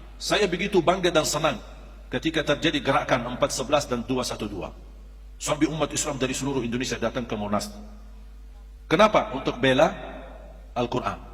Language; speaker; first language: Indonesian; non-native, fluent; Arabic